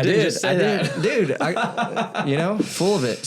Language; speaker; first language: English; native; English